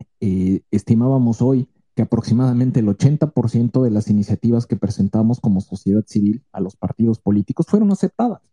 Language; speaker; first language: Spanish; native; Spanish